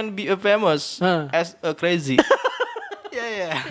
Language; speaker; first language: English; non-native, learner; Indonesian